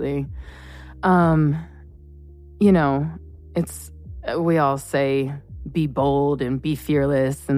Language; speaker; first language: English; native; English